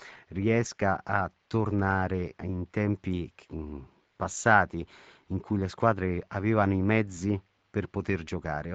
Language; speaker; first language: Italian; native; Italian